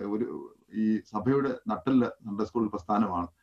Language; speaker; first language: Malayalam; native; Malayalam